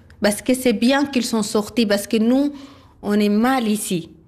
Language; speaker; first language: French; non-native, learner; Arabic